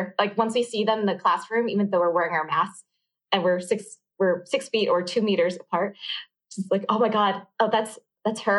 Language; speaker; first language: English; early bilingual, other home language; Vietnamese